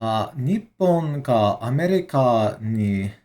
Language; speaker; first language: Japanese; non-native, learner; English